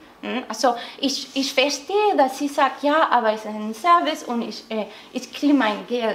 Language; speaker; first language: German; non-native, learner; Spanish